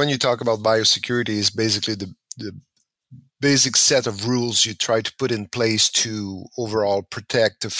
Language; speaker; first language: English; native; English